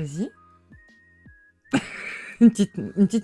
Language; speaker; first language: French; native; French